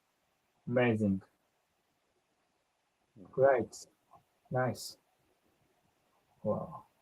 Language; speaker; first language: English; non-native, learner; Japanese